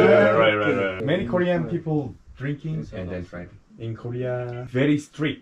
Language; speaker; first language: English; non-native, learner; Korean